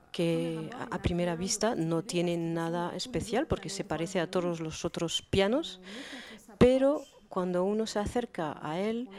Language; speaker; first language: Spanish; non-native, fluent; French